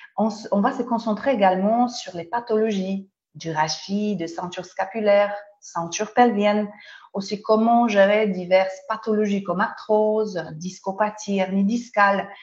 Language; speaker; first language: French; non-native, fluent; Polish